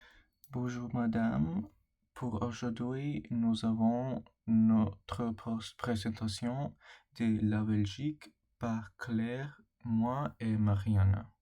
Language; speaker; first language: French; non-native, learner; English